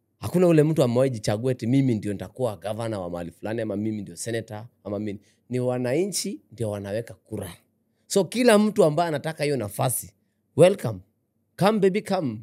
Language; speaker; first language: Swahili; native; Swahili